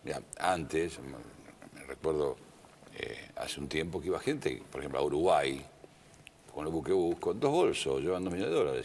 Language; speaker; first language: Spanish; native; Spanish